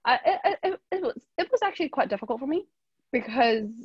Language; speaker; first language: English; non-native, local second language; Chinese